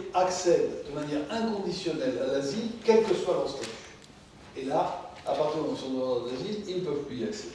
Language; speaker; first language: French; native; French